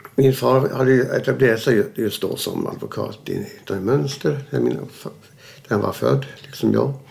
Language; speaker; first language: Swedish; early bilingual, other home language; German